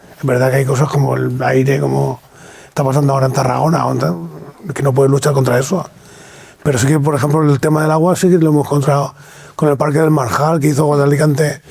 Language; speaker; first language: Spanish; native; Spanish